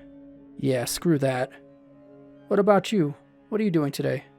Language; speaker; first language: English; native; English